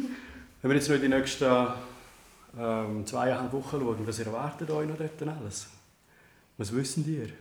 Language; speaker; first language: German; native; German